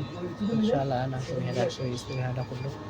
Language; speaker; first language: Arabic; non-native, learner; Bangla